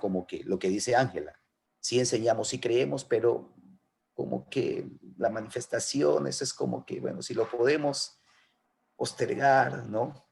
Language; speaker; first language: Spanish; native; Spanish